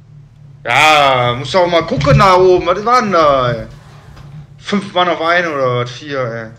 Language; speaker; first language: German; native; German